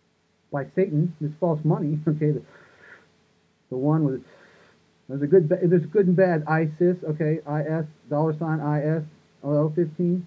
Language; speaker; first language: English; native; English